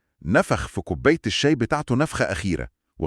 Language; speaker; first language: Arabic; native; Arabic